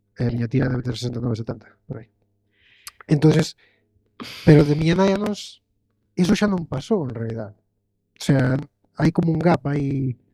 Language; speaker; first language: Galician; non-native, local second language; Spanish